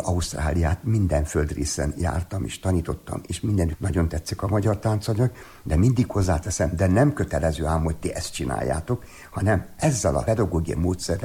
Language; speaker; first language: Hungarian; native; Hungarian